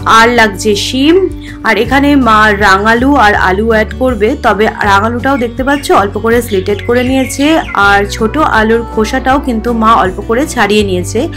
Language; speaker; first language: Bangla; native; Bangla